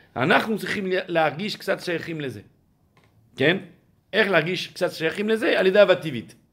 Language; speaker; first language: Hebrew; non-native, fluent; French